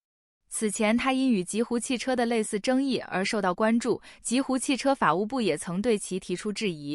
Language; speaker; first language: Chinese; native; Chinese